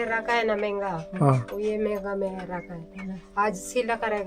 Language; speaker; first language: Hindi; non-native, local second language; Tibetan